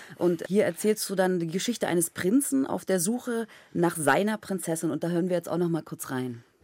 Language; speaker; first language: German; native; German